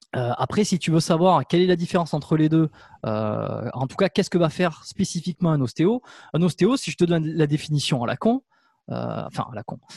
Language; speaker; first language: French; native; French